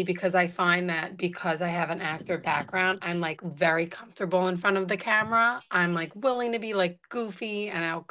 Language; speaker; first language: English; native; English